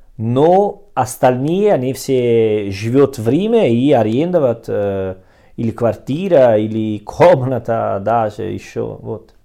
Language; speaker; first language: Russian; non-native, learner; Italian